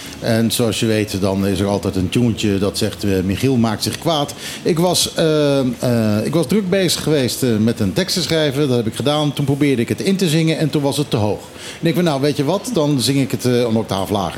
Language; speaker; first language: Dutch; native; Dutch